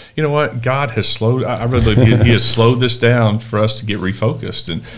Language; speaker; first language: English; native; English